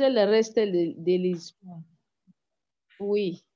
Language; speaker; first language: French; non-native, learner; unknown